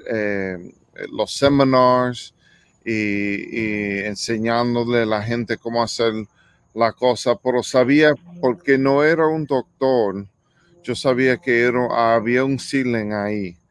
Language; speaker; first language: Spanish; early bilingual, heritage; English